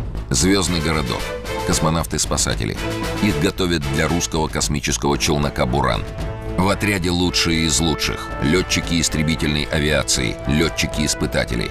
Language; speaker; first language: Russian; native; Russian